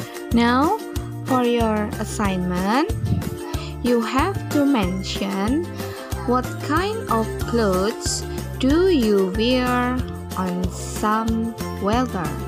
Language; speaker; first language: English; non-native, fluent; Indonesian